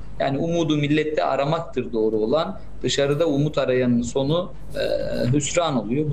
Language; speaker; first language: Turkish; native; Turkish